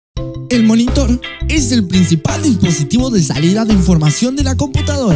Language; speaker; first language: Spanish; native; Spanish